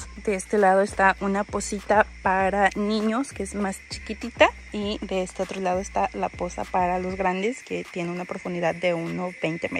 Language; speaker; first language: Spanish; native; Spanish